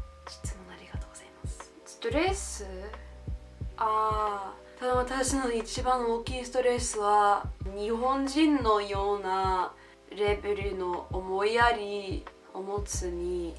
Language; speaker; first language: Japanese; non-native, learner; English